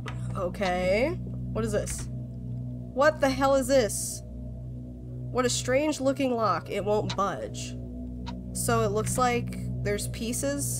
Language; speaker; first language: English; native; English